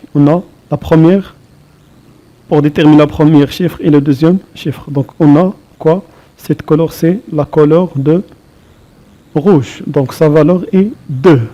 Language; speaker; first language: French; non-native, local second language; Arabic